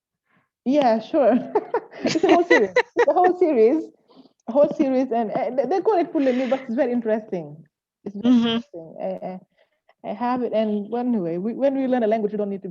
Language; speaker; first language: English; non-native, fluent; French